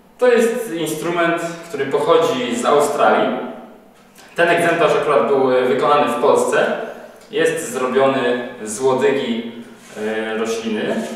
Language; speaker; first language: Polish; native; Polish